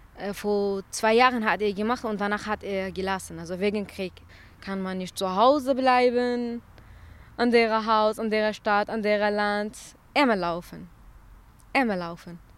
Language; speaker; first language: German; non-native, learner; Central Kurdish